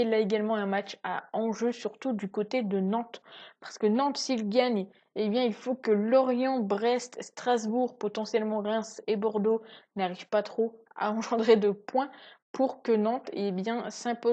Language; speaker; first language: French; native; French